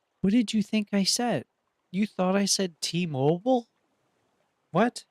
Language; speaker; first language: English; native; English